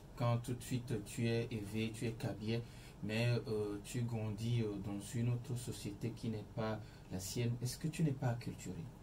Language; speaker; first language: French; non-native, local second language; Ewe